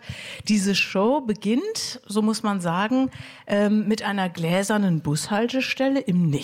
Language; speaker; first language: German; native; German